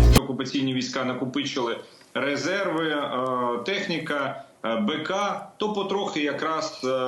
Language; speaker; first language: Ukrainian; native; Ukrainian